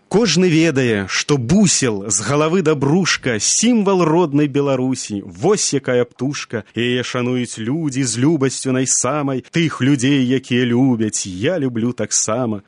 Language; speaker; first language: Belarusian; native; Belarusian